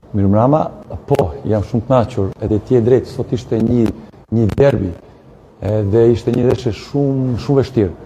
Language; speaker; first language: Albanian; non-native, learner; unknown